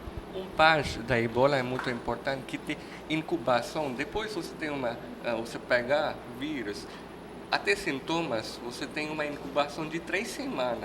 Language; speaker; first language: Portuguese; non-native, learner; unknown